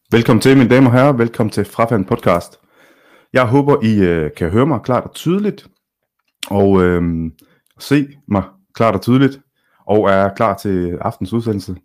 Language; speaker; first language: Danish; early bilingual, other home language; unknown